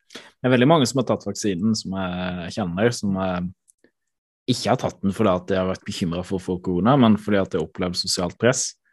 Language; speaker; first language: Norwegian; native; Norwegian